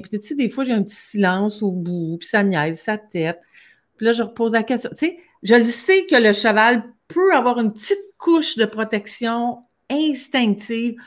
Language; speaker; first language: French; native; French